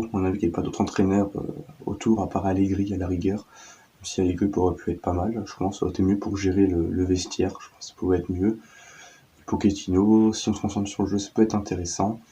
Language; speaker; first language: French; native; French